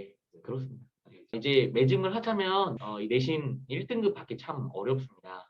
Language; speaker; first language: Korean; native; Korean